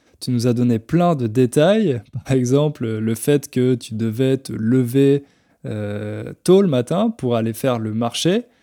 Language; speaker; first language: French; native; French